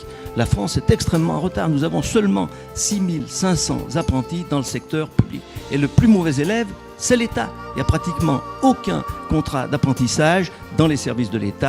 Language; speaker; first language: French; native; French